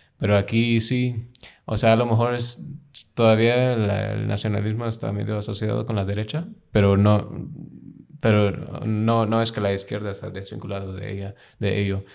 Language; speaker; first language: Spanish; non-native, fluent; English